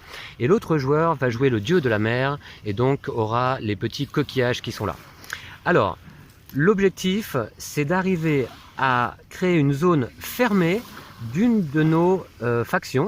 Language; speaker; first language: French; native; French